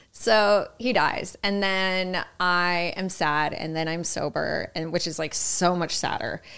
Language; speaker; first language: English; native; English